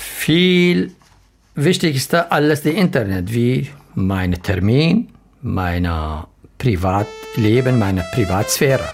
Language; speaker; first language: German; non-native, learner; Arabic